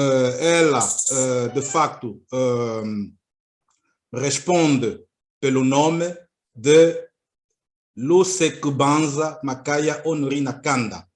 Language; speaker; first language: Portuguese; native; Portuguese